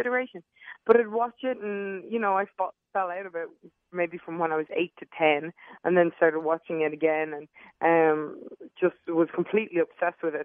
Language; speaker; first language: English; native; English